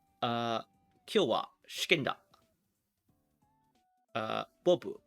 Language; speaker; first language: Japanese; non-native, learner; English